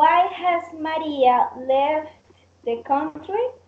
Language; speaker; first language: English; non-native, learner; Spanish